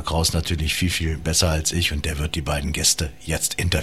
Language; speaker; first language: German; native; German